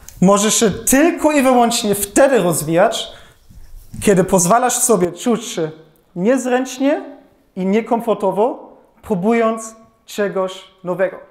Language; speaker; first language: Polish; non-native, fluent; German